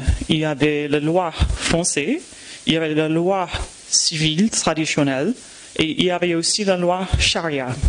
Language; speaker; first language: French; non-native, fluent; English